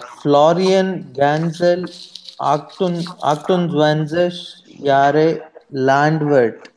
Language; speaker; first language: German; non-native, learner; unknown